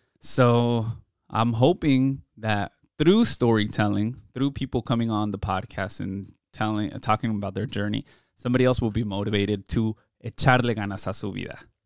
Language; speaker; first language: English; early bilingual, other home language; Spanish